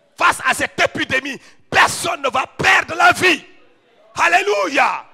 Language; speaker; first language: French; non-native, local second language; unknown